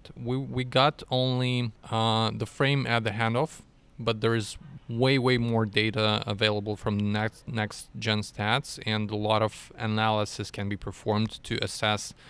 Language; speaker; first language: English; non-native, fluent; Russian